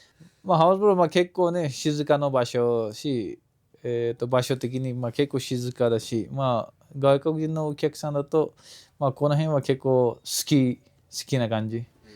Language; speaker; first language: Japanese; non-native, fluent; Kashmiri